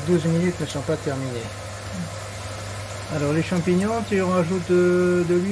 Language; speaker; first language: French; native; French